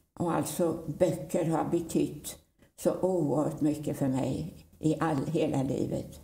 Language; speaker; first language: Swedish; native; Swedish